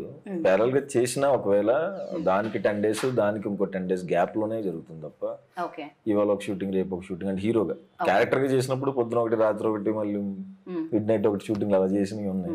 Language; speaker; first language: Telugu; native; Telugu